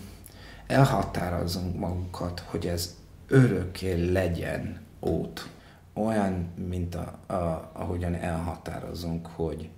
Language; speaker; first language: Hungarian; non-native, fluent; English